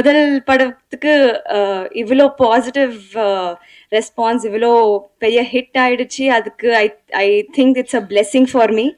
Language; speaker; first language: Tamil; non-native, learner; Telugu